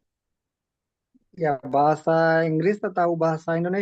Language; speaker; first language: Indonesian; non-native, learner; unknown